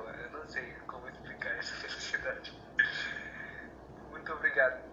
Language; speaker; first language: Portuguese; non-native, local second language; Tetum